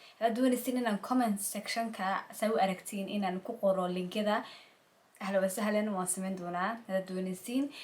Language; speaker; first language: Somali; early bilingual, heritage; Somali